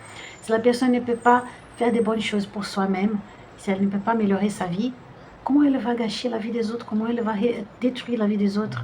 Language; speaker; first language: French; non-native, fluent; Portuguese